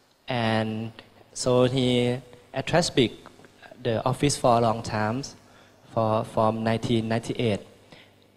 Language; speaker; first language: English; non-native, learner; Thai